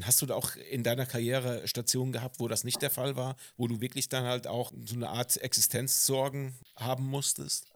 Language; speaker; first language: German; native; German